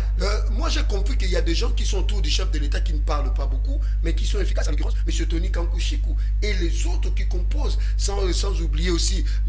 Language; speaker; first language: French; non-native, local second language; Lingala